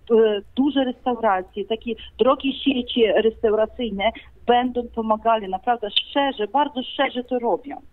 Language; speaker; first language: Polish; non-native, fluent; Ukrainian